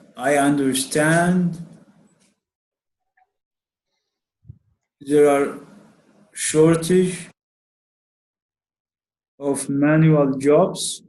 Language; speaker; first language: English; non-native, learner; Arabic